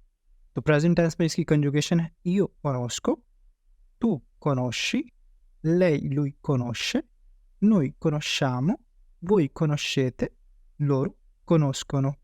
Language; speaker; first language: Italian; non-native, fluent; Urdu